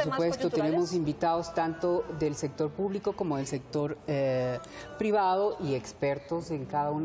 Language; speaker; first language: Spanish; early bilingual, heritage; Spanish